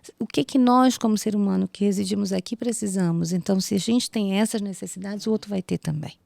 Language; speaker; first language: Portuguese; native; Portuguese